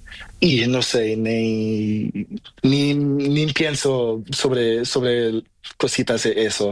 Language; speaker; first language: Spanish; non-native, learner; Portuguese